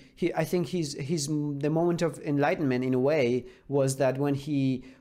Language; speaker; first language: English; non-native, fluent; Persian